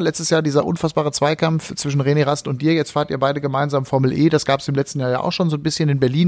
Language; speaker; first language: German; native; German